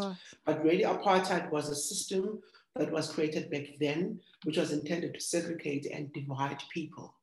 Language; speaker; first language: English; non-native, local second language; Xhosa